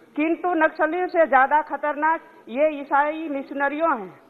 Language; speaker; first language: Hindi; native; Hindi